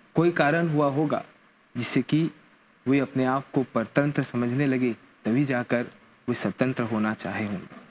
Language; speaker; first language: Hindi; non-native, local second language; Morisyen